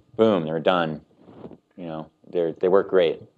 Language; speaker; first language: English; native; English